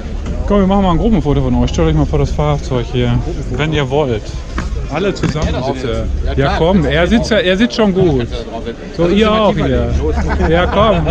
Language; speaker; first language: German; native; German